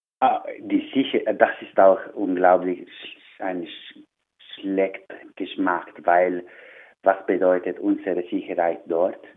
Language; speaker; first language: German; non-native, learner; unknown